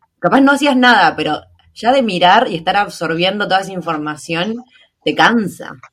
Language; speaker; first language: Spanish; native; Spanish